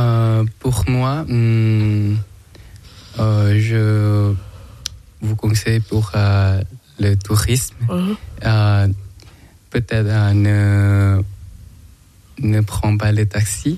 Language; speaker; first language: French; non-native, learner; Thai